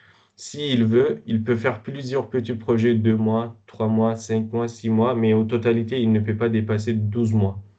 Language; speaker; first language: French; non-native, fluent; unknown